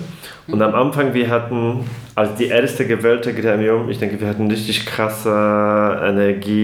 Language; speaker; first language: German; non-native, fluent; Polish